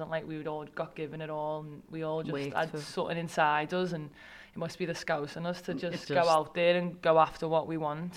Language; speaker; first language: English; native; English